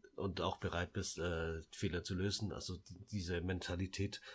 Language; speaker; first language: German; early bilingual, other home language; Lao